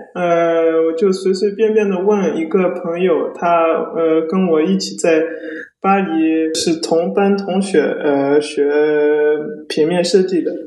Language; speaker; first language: Chinese; early bilingual, heritage; Chinese